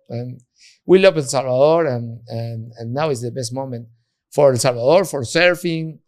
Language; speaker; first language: English; non-native, learner; Spanish